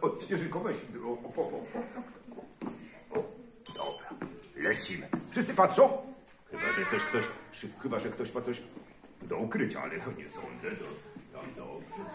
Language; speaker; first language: Polish; native; Polish